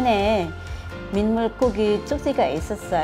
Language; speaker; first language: Korean; non-native, fluent; Indonesian